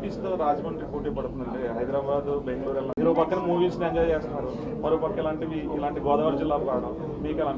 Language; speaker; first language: Telugu; native; Telugu